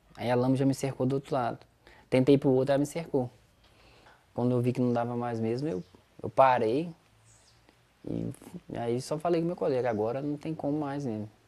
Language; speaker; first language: Portuguese; native; Portuguese